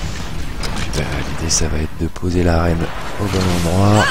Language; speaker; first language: French; native; French